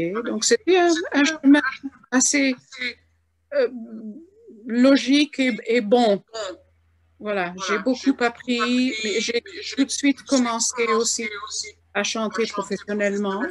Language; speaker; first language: French; non-native, fluent; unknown